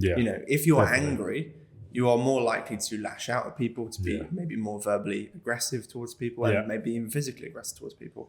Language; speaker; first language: English; native; English